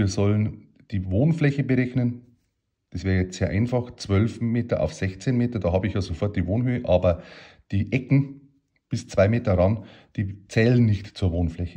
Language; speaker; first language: German; native; German